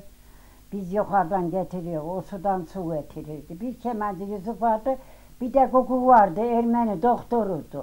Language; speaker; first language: Turkish; native; Turkish